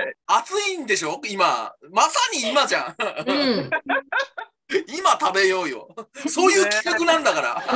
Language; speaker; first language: Japanese; native; Japanese